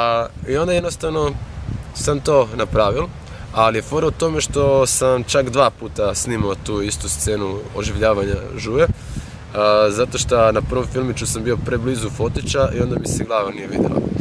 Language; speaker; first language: Croatian; native; Croatian